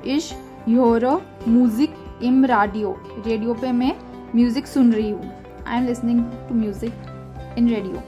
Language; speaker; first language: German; non-native, fluent; Hindi